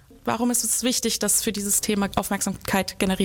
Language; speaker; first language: German; native; German